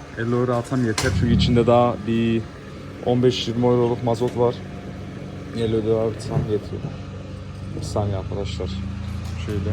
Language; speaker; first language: Turkish; early bilingual, heritage; Turkish